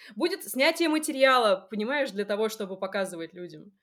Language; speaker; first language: Russian; native; Russian